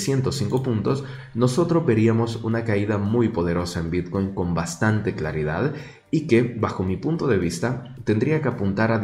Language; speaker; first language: Spanish; native; Spanish